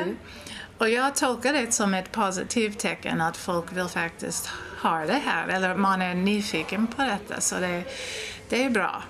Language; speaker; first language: Swedish; non-native, fluent; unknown